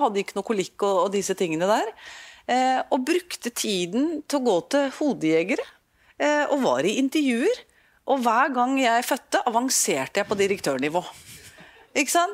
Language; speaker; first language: Norwegian; native; Norwegian